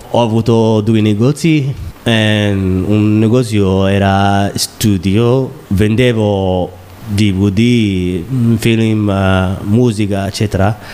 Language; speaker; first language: Italian; non-native, learner; Somali